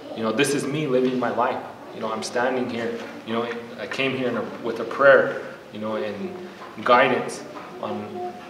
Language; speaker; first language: English; native; English